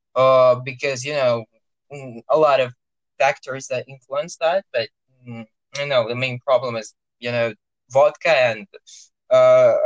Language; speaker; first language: English; non-native, fluent; Russian